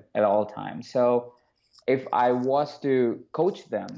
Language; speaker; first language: English; non-native, local second language; Hindi